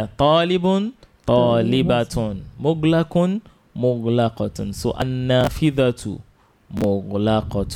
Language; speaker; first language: Arabic; non-native, fluent; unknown